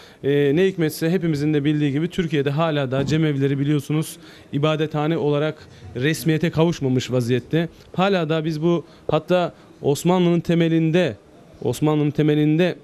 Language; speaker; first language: Turkish; native; Turkish